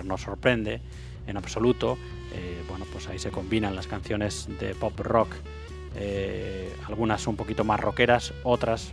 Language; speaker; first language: Spanish; native; Spanish